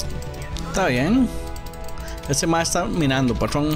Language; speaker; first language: Spanish; native; Spanish